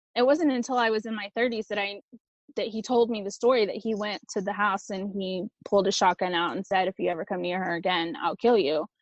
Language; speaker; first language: English; early bilingual, other home language; Spanish